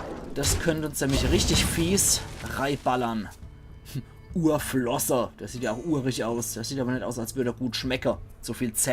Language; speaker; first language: German; native; German